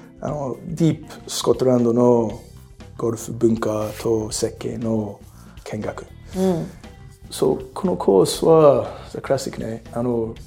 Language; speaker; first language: Japanese; non-native, learner; English